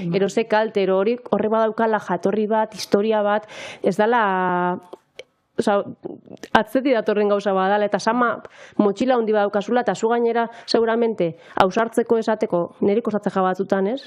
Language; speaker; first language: Basque; native; Basque